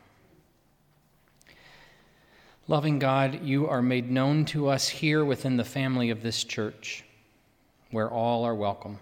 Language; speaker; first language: English; native; English